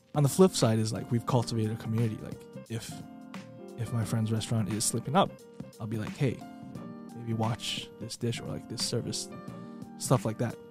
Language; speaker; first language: English; non-native, fluent; Chinese